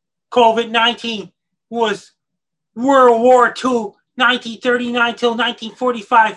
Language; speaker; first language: English; native; English